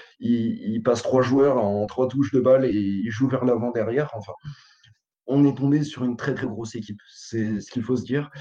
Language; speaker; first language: French; native; French